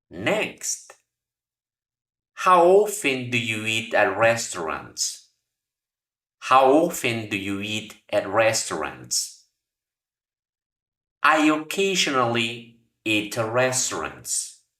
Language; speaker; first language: English; non-native, fluent; Spanish